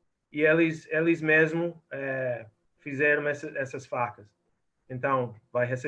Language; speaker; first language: Portuguese; non-native, fluent; English